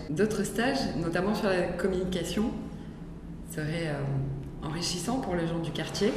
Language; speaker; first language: French; native; French